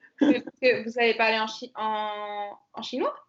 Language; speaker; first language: French; native; French